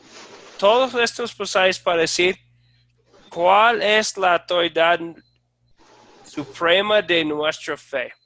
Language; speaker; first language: Spanish; non-native, fluent; English